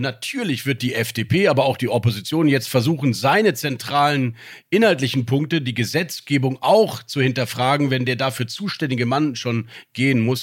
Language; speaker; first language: German; native; German